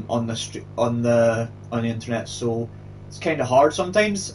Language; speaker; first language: English; native; English